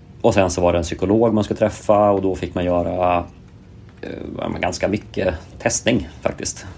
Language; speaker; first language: Swedish; native; Swedish